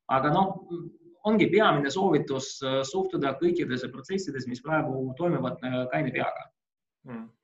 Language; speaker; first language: Estonian; non-native, local second language; Russian